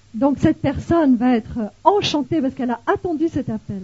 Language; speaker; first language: French; native; French